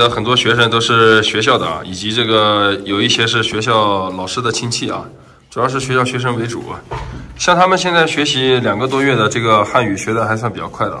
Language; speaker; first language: Chinese; native; Chinese